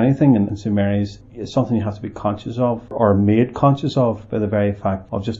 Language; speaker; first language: English; native; English